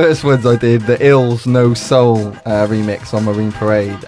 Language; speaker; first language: English; native; English